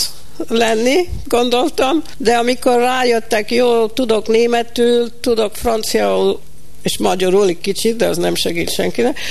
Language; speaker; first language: Hungarian; early bilingual, heritage; Hungarian